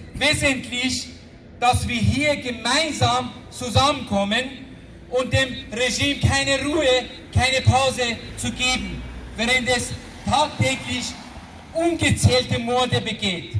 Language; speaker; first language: German; non-native, fluent; Persian